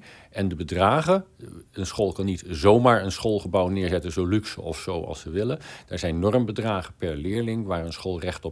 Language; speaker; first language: Dutch; native; Dutch